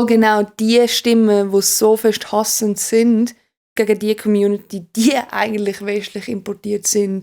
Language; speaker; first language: German; native; German